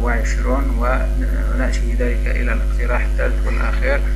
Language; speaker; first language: Arabic; native; Arabic